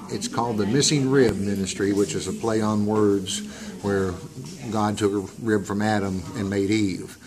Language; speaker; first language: English; native; English